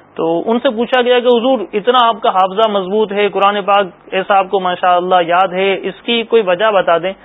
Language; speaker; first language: Urdu; native; Urdu